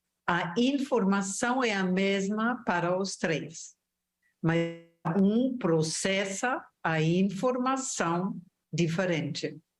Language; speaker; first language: Portuguese; non-native, fluent; German